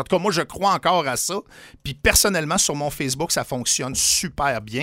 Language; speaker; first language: French; native; French